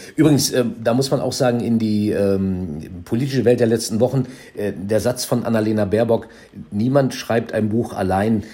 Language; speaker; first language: German; native; German